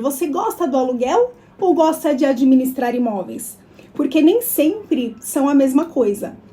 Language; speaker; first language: Portuguese; native; Portuguese